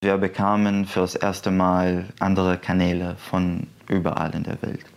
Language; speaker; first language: German; non-native, fluent; Arabic